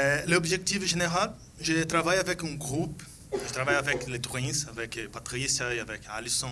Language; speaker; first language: French; non-native, fluent; Portuguese